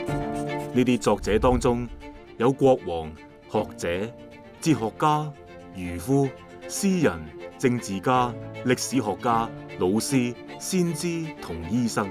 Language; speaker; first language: Cantonese; native; Cantonese